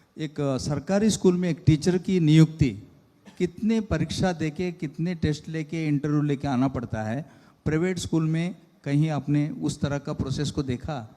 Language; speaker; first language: Hindi; non-native, local second language; Telugu